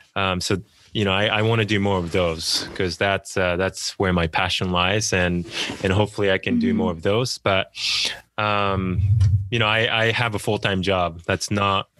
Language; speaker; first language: English; non-native, fluent; Japanese